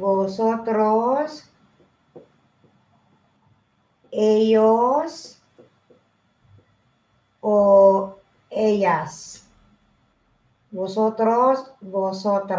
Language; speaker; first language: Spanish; non-native, learner; Filipino